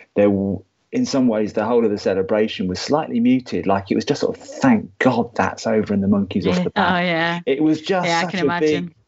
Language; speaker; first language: English; native; English